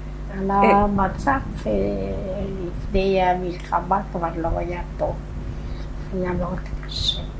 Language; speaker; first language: Hebrew; non-native, fluent; Polish